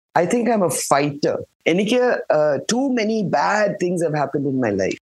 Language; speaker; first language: English; non-native, local second language; Malayalam